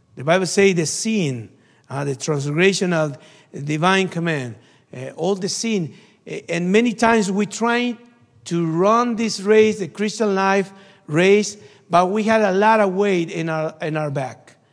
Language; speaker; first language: English; non-native, learner; Spanish